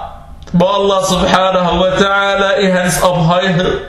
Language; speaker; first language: Danish; non-native, fluent; Arabic